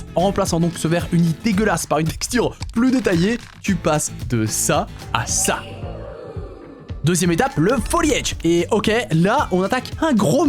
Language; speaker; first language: French; native; French